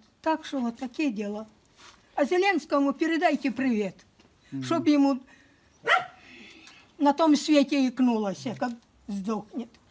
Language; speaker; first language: Russian; native; Russian